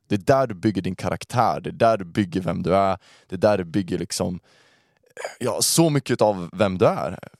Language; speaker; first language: Swedish; native; Swedish